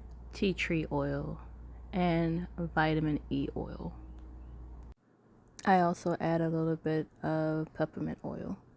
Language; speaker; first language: English; native; English